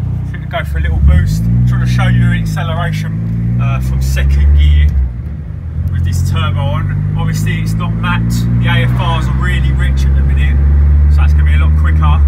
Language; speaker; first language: English; native; English